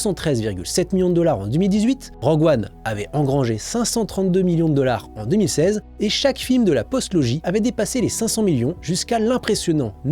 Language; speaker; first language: French; native; French